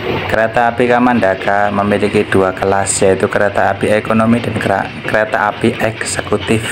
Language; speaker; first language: Indonesian; native; Indonesian